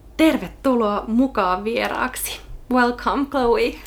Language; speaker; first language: Finnish; native; Finnish